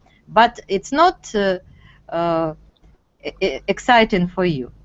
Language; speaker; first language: English; non-native, fluent; Russian